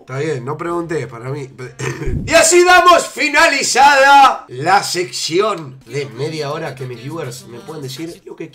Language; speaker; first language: Spanish; native; Spanish